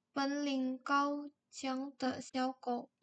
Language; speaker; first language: Chinese; non-native, learner; Indonesian